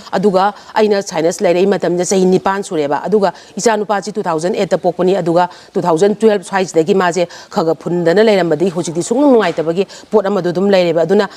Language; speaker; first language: Manipuri; native; Manipuri